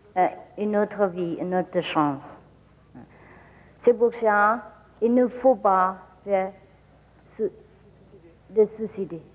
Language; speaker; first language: French; non-native, learner; Vietnamese